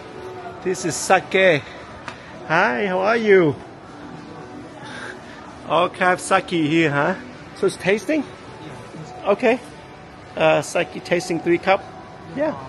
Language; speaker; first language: English; early bilingual, heritage; Vietnamese